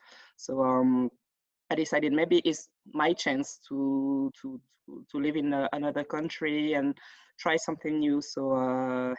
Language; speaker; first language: English; non-native, fluent; French